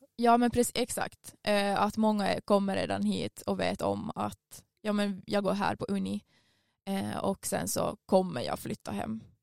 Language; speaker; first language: Swedish; native; Swedish